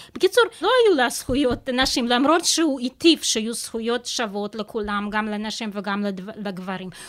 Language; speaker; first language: Hebrew; non-native, fluent; Russian